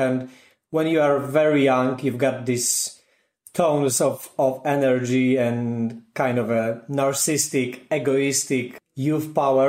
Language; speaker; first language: English; non-native, fluent; Polish